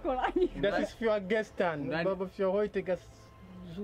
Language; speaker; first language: German; non-native, learner; Swahili